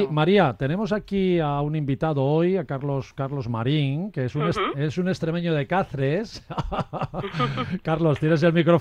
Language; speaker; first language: Spanish; native; Spanish